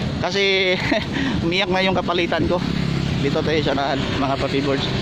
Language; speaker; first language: Filipino; non-native, local second language; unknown